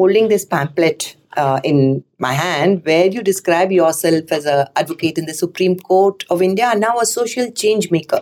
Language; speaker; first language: English; non-native, local second language; Kannada